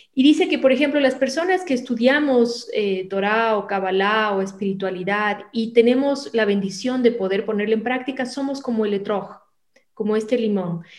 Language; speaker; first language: Spanish; native; Spanish